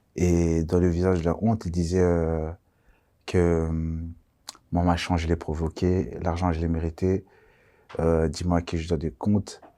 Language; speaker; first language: French; early bilingual, other home language; Kongo